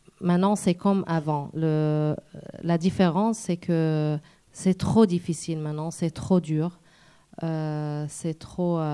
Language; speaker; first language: French; non-native, fluent; Arabic